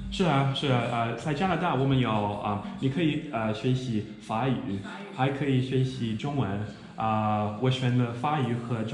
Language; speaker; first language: Chinese; non-native, learner; English